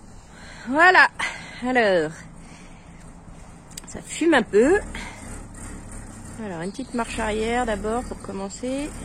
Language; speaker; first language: French; native; French